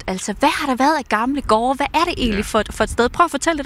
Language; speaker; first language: Danish; native; Danish